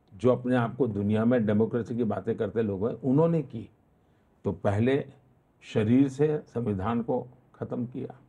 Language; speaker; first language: Hindi; non-native, local second language; Gujarati